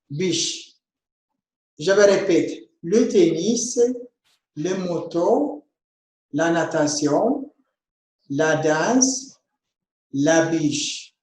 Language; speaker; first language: French; non-native, fluent; Amharic